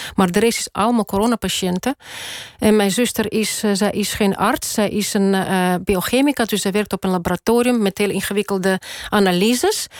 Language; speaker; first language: Dutch; non-native, fluent; Russian